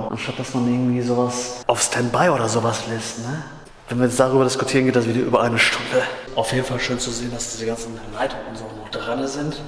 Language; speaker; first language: German; native; German